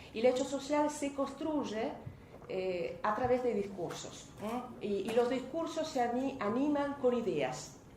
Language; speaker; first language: Spanish; non-native, fluent; Italian